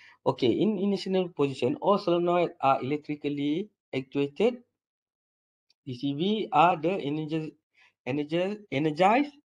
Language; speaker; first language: English; non-native, local second language; Malay